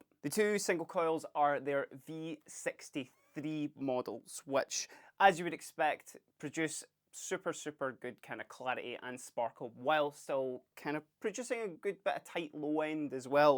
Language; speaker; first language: English; native; English